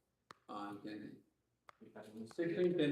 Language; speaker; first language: Portuguese; native; Portuguese